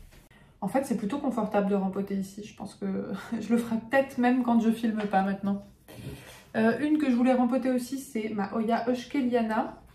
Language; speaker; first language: French; native; French